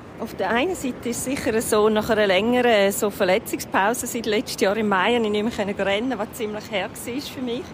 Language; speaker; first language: German; native; German